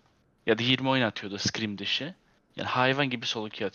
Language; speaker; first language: Turkish; early bilingual, heritage; Turkish